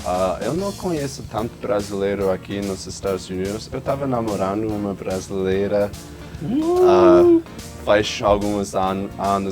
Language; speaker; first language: Portuguese; non-native, fluent; English